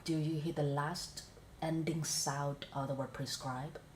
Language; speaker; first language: English; non-native, fluent; Vietnamese